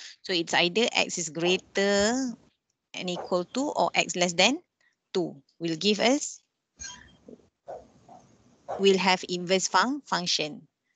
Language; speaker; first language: English; non-native, local second language; Malay